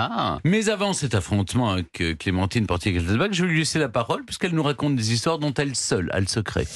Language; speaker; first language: French; native; French